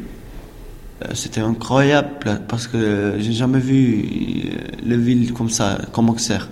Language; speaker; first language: French; non-native, learner; Albanian